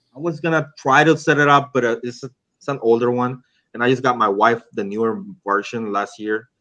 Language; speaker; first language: English; non-native, fluent; Spanish